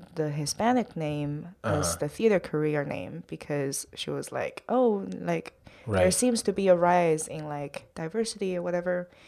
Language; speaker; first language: English; non-native, fluent; Chinese